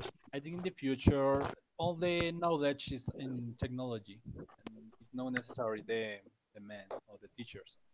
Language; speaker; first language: English; non-native, learner; Spanish